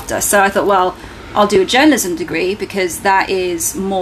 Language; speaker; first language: English; native; English